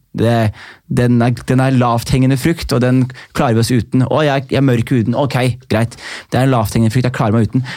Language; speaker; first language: Norwegian; native; Norwegian